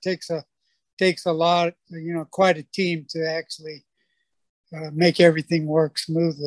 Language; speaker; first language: English; native; English